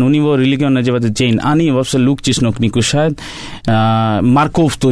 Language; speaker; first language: Russian; non-native, learner; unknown